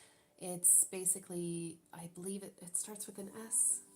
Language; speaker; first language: English; native; English